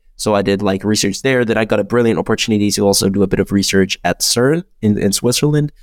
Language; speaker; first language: English; non-native, fluent; Czech